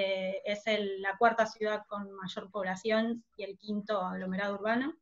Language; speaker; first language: Spanish; native; Spanish